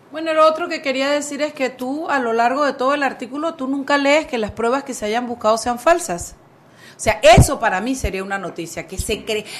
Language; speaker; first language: Spanish; native; Spanish